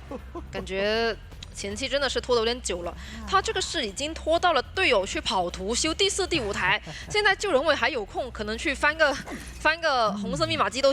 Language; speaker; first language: Chinese; native; Chinese